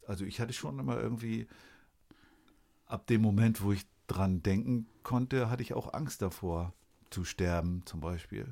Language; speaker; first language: German; native; German